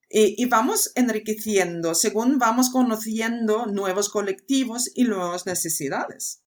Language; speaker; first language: Spanish; non-native, fluent; Swedish